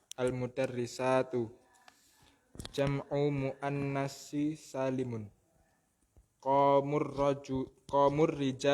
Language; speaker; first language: Arabic; non-native, learner; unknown